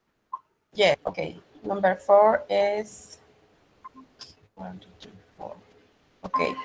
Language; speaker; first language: English; non-native, learner; Spanish